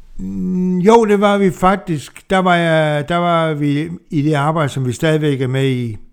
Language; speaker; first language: Danish; native; Danish